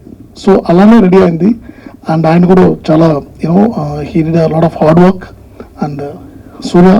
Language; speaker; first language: Telugu; non-native, learner; Tamil